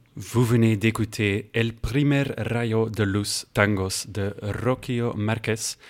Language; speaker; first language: French; native; French